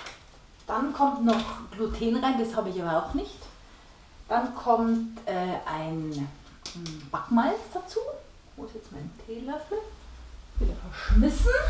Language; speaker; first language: German; native; German